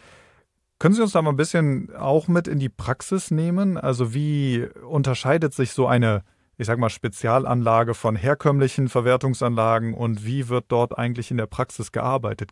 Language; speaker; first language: German; native; German